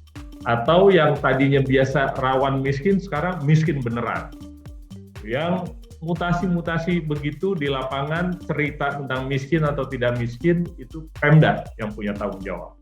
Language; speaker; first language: Indonesian; native; Indonesian